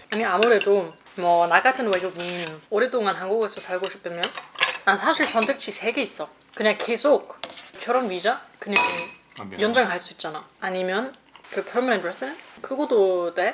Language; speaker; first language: Korean; non-native, fluent; German